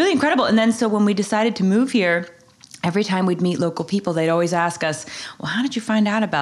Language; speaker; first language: English; native; English